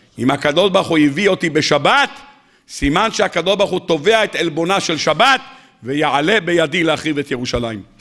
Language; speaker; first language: Hebrew; native; Hebrew